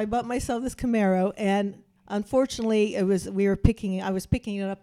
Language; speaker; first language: English; native; English